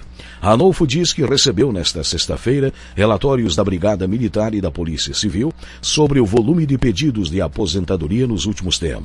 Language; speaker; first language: Portuguese; native; Portuguese